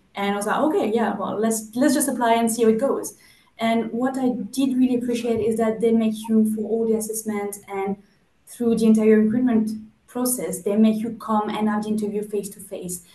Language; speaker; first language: English; non-native, fluent; French